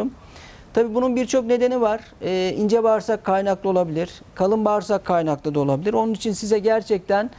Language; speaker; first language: Turkish; native; Turkish